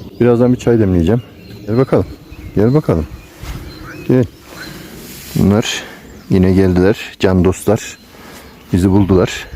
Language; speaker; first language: Turkish; native; Turkish